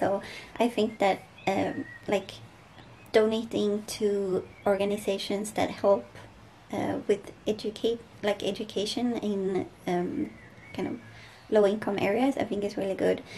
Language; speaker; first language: English; non-native, fluent; Swedish